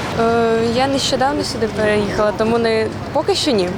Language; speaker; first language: Ukrainian; native; Ukrainian